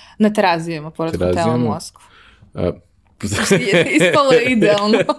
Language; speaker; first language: Serbian; early bilingual, heritage; Serbian